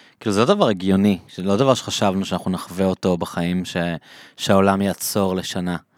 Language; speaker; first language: Hebrew; native; Hebrew